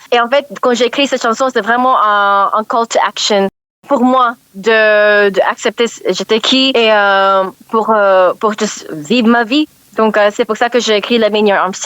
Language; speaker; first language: French; non-native, learner; English